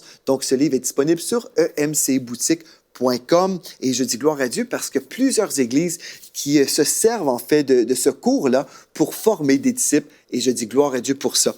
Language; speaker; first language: French; native; French